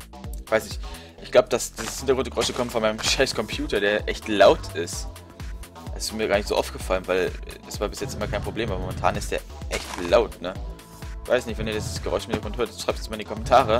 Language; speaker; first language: German; native; German